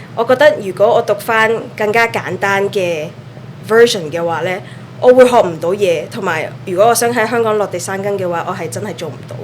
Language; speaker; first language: Cantonese; early bilingual, other home language; Bangla